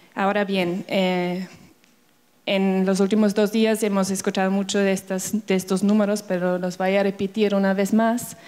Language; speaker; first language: Spanish; non-native, fluent; German